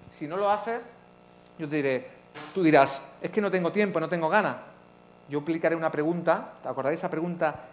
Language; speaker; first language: Spanish; native; Spanish